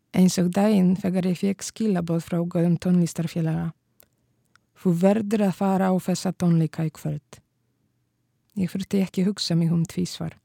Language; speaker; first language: Icelandic; non-native, fluent; Polish